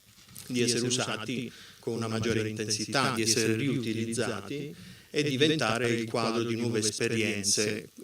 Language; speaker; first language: Italian; native; Italian